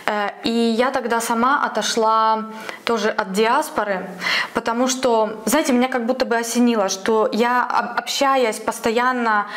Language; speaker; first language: Russian; native; Russian